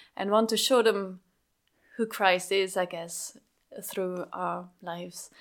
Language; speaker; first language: English; non-native, fluent; Swiss German